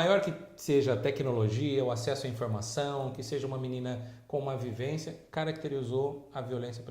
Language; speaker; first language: Portuguese; native; Portuguese